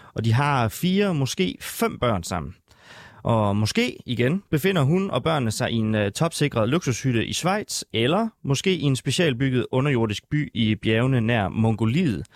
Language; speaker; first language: Danish; native; Danish